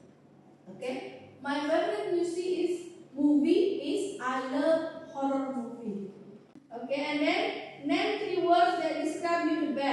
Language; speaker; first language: English; non-native, fluent; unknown